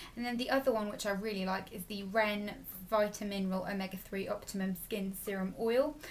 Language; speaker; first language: English; native; English